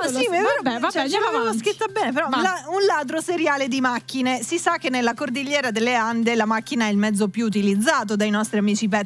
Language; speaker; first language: Italian; native; Italian